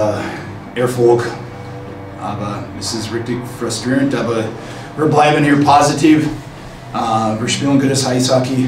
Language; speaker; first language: German; non-native, fluent; English